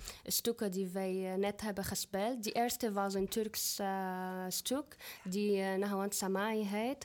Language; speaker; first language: Dutch; non-native, learner; Arabic